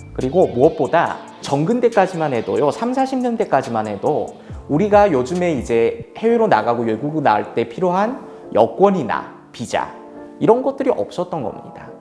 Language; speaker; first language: Korean; native; Korean